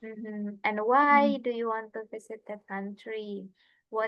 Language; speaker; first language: English; non-native, fluent; Indonesian